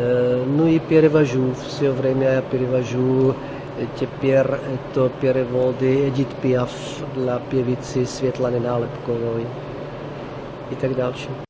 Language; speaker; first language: Russian; non-native, fluent; Czech